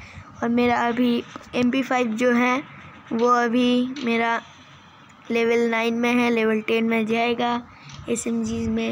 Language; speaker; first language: Hindi; non-native, local second language; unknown